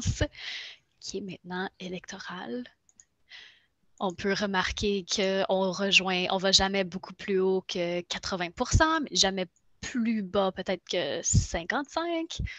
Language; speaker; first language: French; native; French